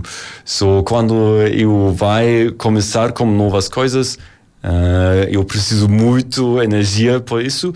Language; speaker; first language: Portuguese; non-native, learner; German